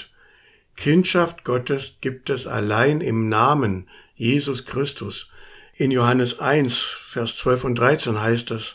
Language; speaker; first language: German; native; German